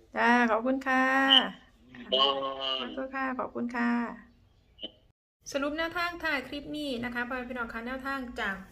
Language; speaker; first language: Thai; non-native, local second language; Northeastern Thai